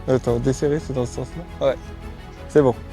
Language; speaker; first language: French; native; French